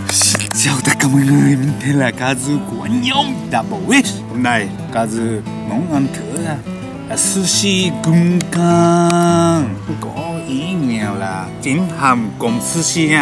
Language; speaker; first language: Vietnamese; non-native, learner; Japanese